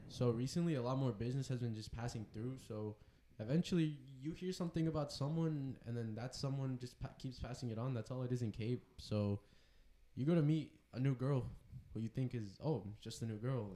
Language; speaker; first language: English; early bilingual, other home language; Spanish